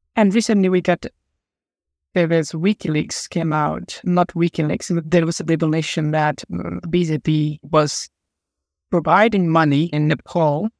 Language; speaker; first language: English; non-native, local second language; Nepali